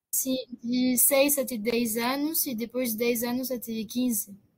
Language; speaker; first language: Portuguese; non-native, fluent; French